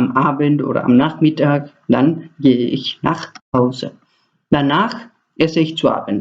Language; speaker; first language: German; non-native, fluent; Nepali